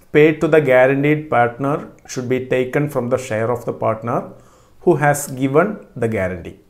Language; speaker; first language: English; non-native, local second language; Malayalam